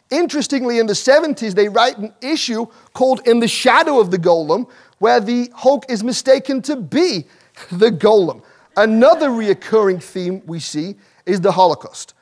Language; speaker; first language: English; native; English